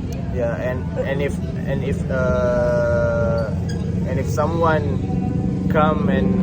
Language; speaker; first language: English; non-native, fluent; Indonesian